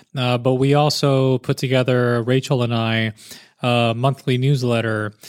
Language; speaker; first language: English; native; English